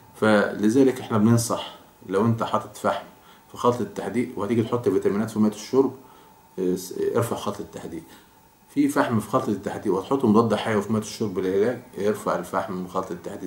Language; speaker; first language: Arabic; native; Arabic